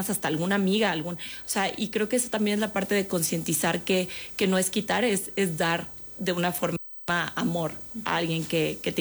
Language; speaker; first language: Spanish; native; Spanish